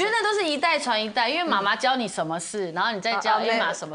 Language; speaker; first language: Chinese; native; Chinese